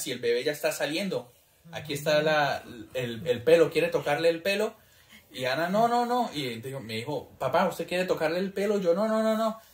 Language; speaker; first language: Spanish; early bilingual, heritage; Spanish